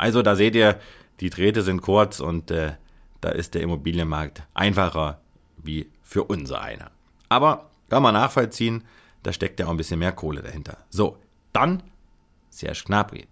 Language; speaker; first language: German; native; German